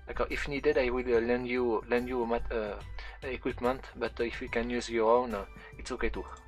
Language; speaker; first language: English; non-native, fluent; French